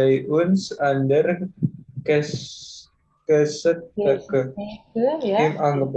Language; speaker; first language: German; non-native, learner; Indonesian